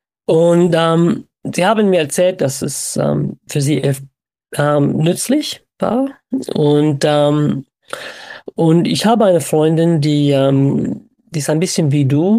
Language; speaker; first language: German; non-native, fluent; English